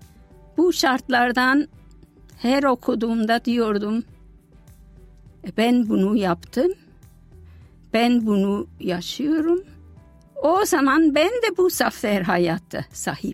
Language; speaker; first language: Turkish; non-native, fluent; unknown